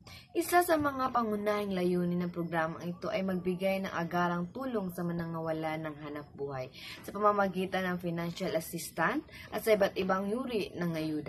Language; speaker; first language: Filipino; native; Filipino